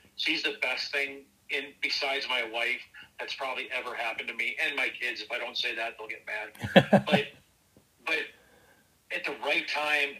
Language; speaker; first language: English; native; English